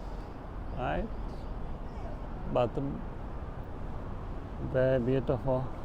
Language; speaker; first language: English; non-native, learner; Arabic